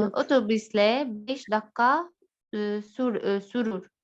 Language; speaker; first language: Turkish; non-native, learner; Arabic